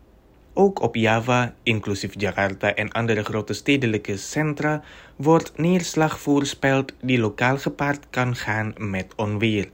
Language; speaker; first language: Dutch; non-native, fluent; Indonesian